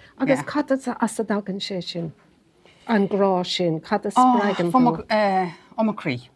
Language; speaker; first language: Irish; non-native, local second language; English